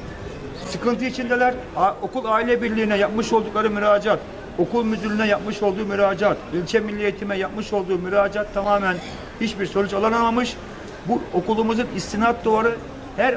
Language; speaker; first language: Turkish; native; Turkish